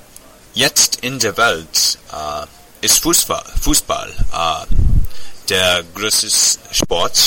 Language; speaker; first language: German; non-native, learner; English